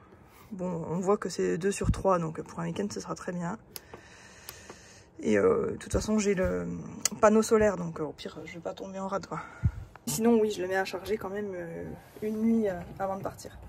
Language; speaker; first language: French; native; French